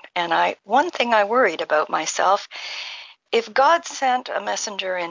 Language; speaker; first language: English; native; English